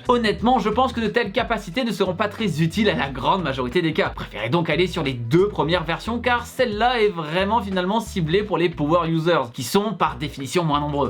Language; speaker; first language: French; native; French